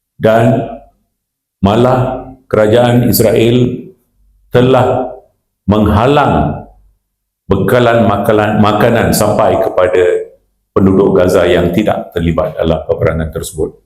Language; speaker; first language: Malay; non-native, local second language; Tamil